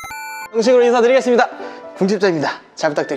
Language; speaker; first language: Korean; native; Korean